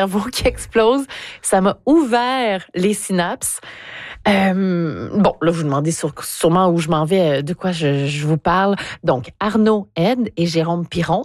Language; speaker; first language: French; native; French